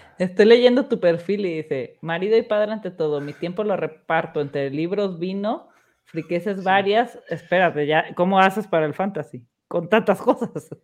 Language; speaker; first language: Spanish; early bilingual, heritage; Spanish